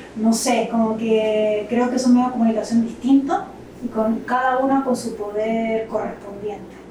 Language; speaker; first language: Spanish; native; Spanish